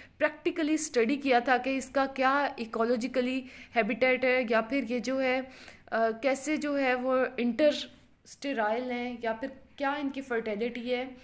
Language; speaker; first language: Urdu; non-native, local second language; Punjabi